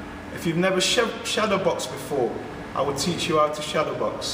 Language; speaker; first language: English; native; English